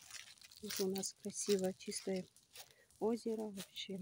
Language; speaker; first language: Russian; non-native, learner; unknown